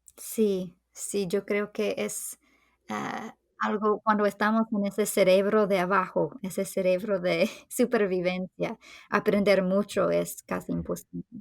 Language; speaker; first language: Spanish; non-native, fluent; English